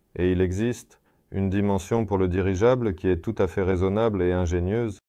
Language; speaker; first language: French; non-native, fluent; Russian